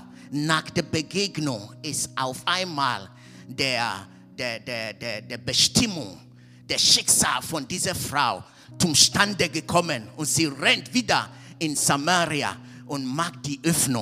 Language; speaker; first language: German; non-native, fluent; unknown